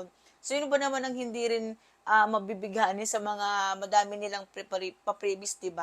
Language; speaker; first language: Filipino; native; Filipino